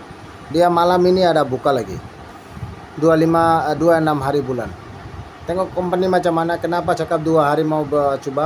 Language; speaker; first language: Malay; non-native, learner; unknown